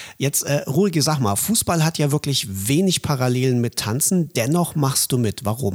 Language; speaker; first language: German; native; German